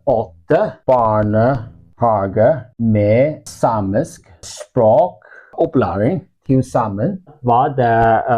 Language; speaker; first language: Norwegian; non-native, learner; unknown